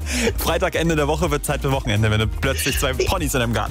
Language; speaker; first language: German; native; German